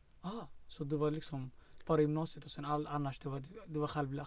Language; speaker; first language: Swedish; non-native, fluent; Somali